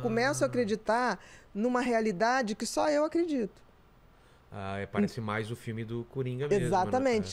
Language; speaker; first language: Portuguese; native; Portuguese